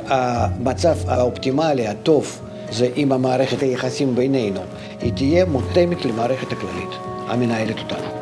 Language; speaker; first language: Hebrew; non-native, fluent; Russian